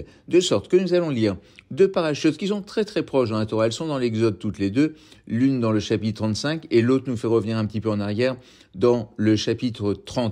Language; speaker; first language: French; native; French